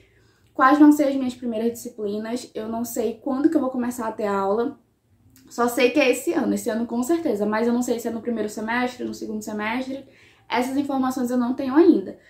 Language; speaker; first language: Portuguese; native; Portuguese